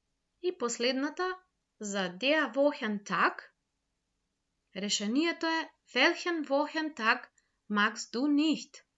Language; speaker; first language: German; non-native, fluent; Macedonian